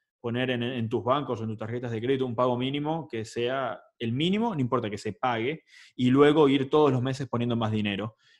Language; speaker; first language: Spanish; native; Spanish